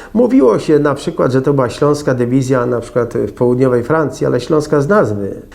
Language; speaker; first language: Polish; native; Polish